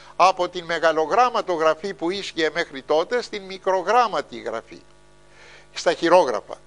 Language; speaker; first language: Greek; native; Greek